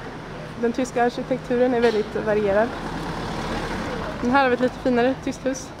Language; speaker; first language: Swedish; native; Swedish